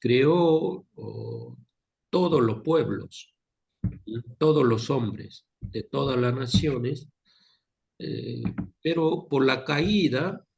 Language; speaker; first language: Spanish; non-native, fluent; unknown